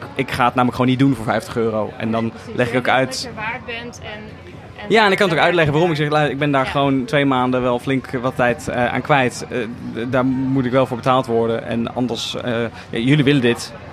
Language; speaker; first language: Dutch; native; Dutch